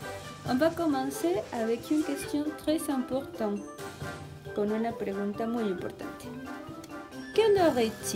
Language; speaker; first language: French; non-native, fluent; Spanish